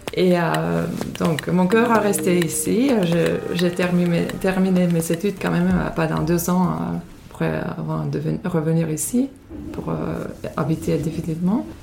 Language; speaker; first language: French; non-native, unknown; Finnish